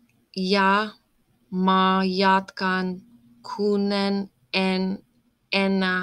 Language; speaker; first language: Finnish; non-native, learner; English